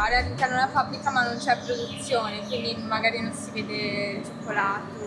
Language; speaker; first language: Italian; native; Italian